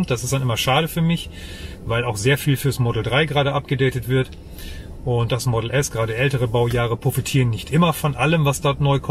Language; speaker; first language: German; native; German